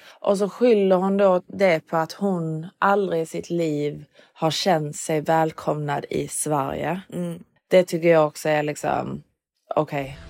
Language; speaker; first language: Swedish; early bilingual, other home language; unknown